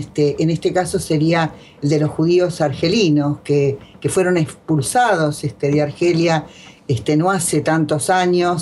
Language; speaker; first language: Spanish; native; Spanish